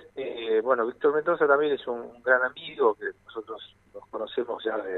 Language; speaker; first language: Spanish; native; Spanish